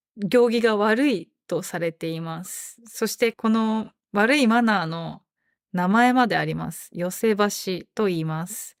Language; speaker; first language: Japanese; native; Japanese